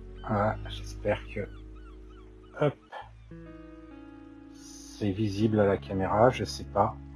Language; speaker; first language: French; native; French